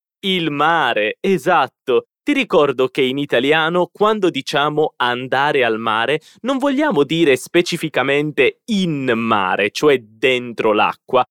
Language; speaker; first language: Italian; native; Italian